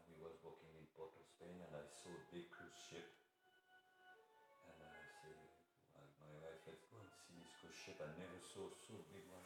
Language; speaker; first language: English; non-native, fluent; Arabic